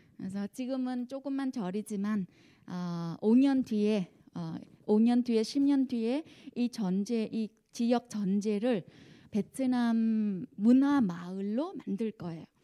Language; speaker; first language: Korean; non-native, fluent; Vietnamese